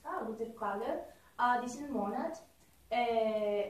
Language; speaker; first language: German; non-native, learner; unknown